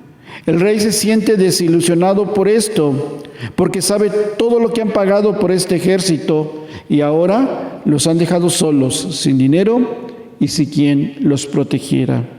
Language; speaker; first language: Spanish; native; Spanish